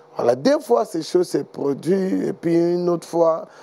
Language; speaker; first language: French; non-native, learner; Igbo